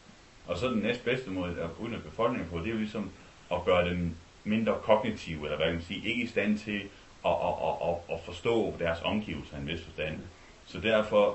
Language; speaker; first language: Danish; native; Danish